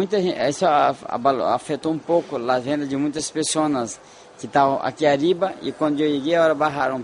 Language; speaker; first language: Spanish; non-native, fluent; Portuguese